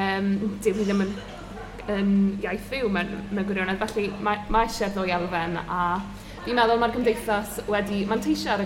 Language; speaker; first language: Welsh; native; Welsh